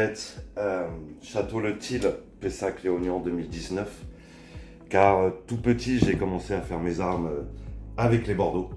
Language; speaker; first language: French; native; French